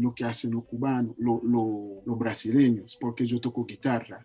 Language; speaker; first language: Spanish; non-native, fluent; Haitian Creole